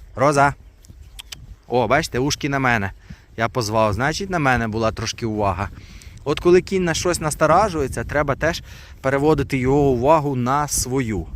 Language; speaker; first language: Ukrainian; non-native, local second language; Russian